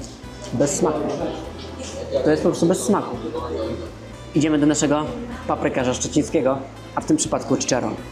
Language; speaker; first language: Polish; native; Polish